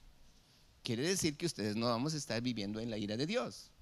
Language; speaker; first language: Spanish; native; Spanish